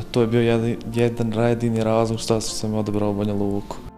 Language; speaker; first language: Bosnian; native; Bosnian